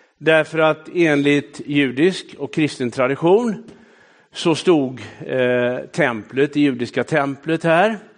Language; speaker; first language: Swedish; native; Swedish